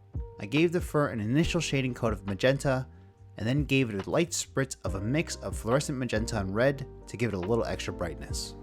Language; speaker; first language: English; native; English